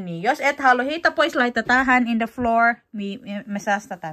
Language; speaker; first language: Finnish; non-native, learner; Filipino